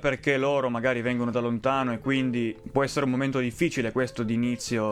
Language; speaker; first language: Italian; native; Italian